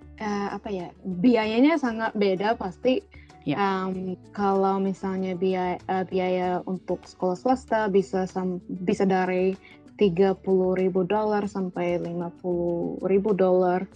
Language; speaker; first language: Indonesian; early bilingual, heritage; Indonesian